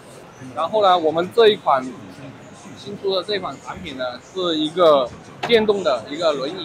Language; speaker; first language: Chinese; native; Chinese